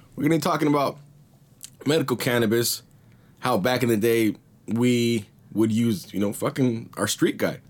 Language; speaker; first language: English; early bilingual, other home language; Spanish